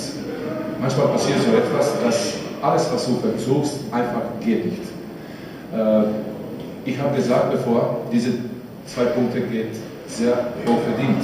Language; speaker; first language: German; non-native, fluent; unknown